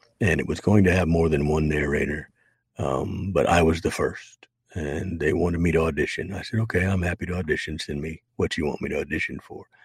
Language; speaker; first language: English; native; English